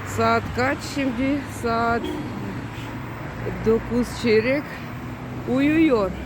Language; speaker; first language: Turkish; non-native, learner; Russian